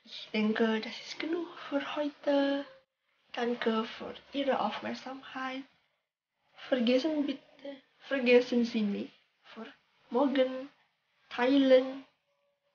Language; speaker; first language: German; non-native, learner; Indonesian